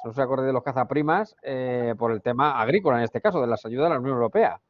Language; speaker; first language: Spanish; native; Spanish